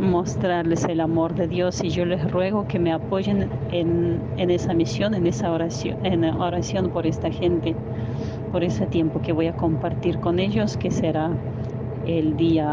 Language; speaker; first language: Spanish; non-native, fluent; Ukrainian